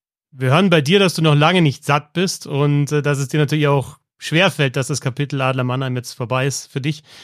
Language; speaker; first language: German; native; German